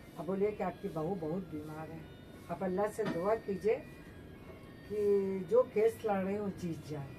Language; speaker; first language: Hindi; non-native, local second language; Bangla